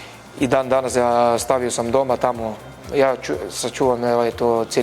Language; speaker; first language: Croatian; non-native, learner; Arabic